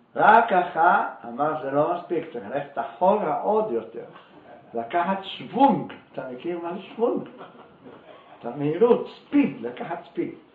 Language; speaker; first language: Hebrew; native; Hebrew